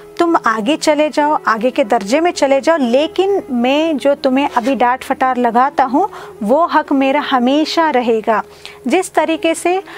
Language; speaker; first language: Hindi; non-native, local second language; Kannada